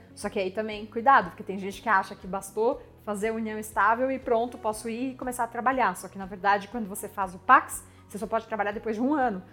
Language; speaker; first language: Portuguese; non-native, fluent; French